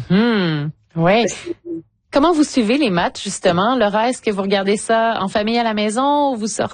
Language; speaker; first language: French; native; French